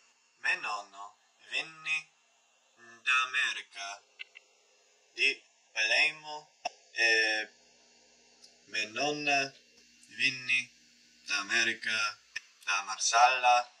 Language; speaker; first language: Italian; non-native, learner; English